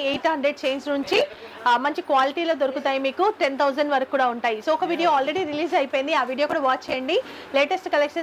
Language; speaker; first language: Telugu; native; Telugu